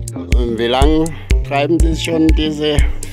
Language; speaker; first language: German; non-native, learner; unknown